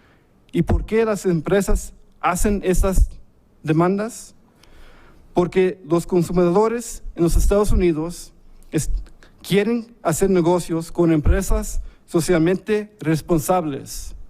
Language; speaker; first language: Spanish; early bilingual, heritage; English